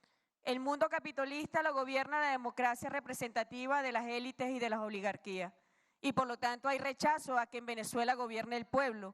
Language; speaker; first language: Spanish; native; Spanish